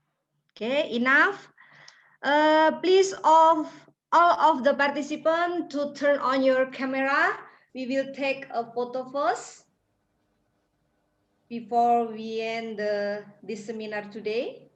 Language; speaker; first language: English; non-native, fluent; Indonesian